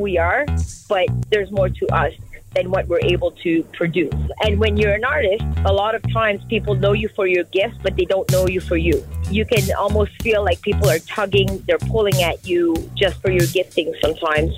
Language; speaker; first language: English; non-native, fluent; French